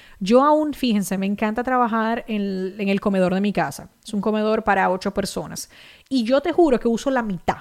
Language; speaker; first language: Spanish; native; Spanish